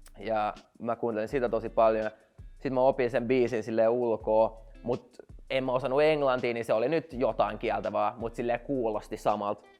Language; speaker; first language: Finnish; non-native, local second language; Swedish